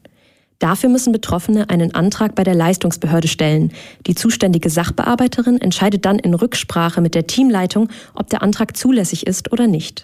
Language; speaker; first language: German; native; German